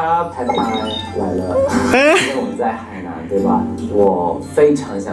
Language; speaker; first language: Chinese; non-native, learner; Thai